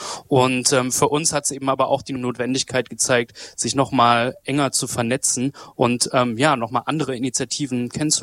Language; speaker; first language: German; native; German